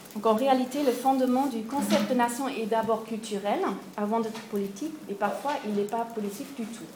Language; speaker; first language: French; non-native, fluent; German